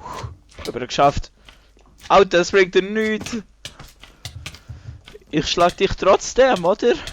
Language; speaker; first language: German; native; German